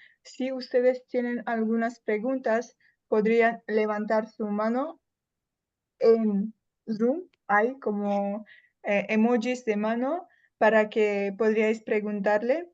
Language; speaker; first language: Spanish; non-native, fluent; Russian